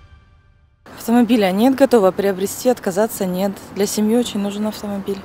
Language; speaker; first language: Russian; native; Russian